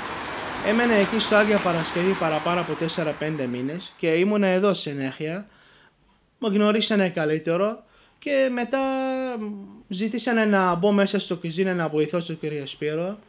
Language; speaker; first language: Greek; non-native, learner; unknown